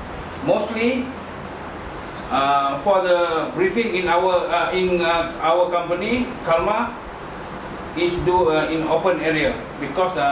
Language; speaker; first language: English; non-native, learner; Malay